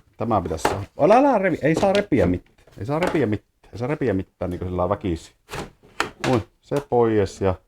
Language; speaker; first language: Finnish; early bilingual, heritage; Finnish